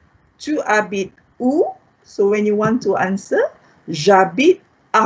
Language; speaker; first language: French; non-native, fluent; Malay